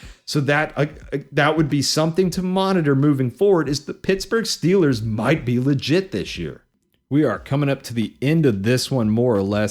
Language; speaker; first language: English; native; English